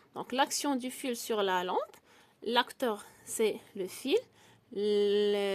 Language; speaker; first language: French; non-native, local second language; Arabic